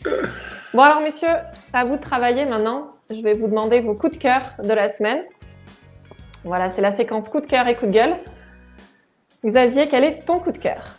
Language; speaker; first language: French; native; French